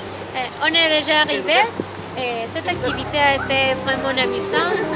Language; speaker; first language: French; non-native, learner; Spanish